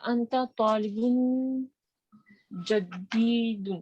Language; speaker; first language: Arabic; non-native, learner; Urdu